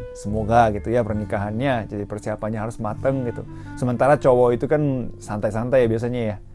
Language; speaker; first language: Indonesian; non-native, fluent; Japanese